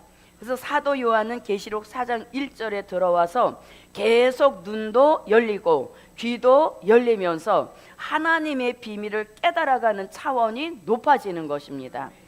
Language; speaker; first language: Korean; native; Korean